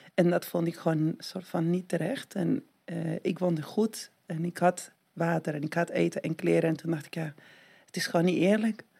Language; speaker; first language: Dutch; non-native, fluent; Spanish